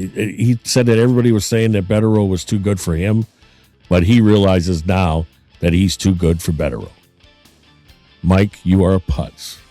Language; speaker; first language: English; native; English